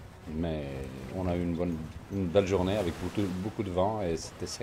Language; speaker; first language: French; non-native, fluent; Swedish